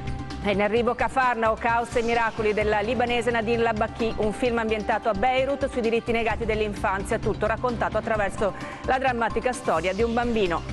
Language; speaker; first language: Italian; native; Italian